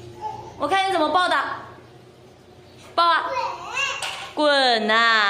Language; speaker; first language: Chinese; native; Chinese